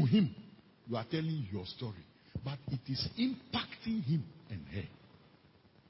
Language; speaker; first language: English; non-native, local second language; Ewe